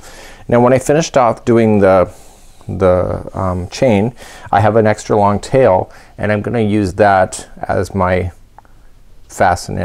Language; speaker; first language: English; native; English